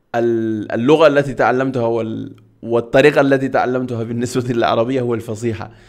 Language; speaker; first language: Arabic; non-native, fluent; Catalan